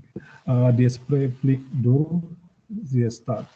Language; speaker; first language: German; non-native, learner; Indonesian